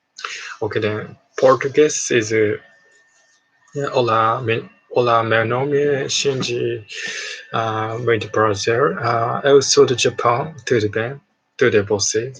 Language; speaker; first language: Portuguese; non-native, learner; Japanese